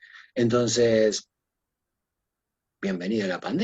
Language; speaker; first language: Spanish; native; Spanish